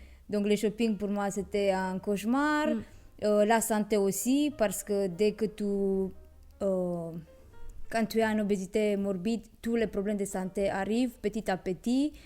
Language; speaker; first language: French; non-native, fluent; Romanian